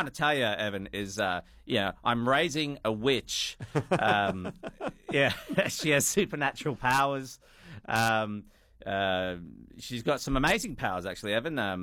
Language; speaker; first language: English; native; English